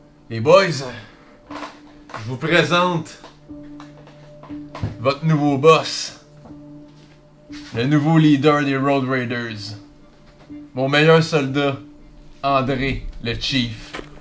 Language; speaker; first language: French; native; French